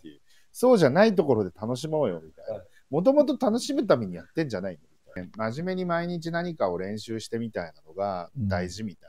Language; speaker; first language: Japanese; native; Japanese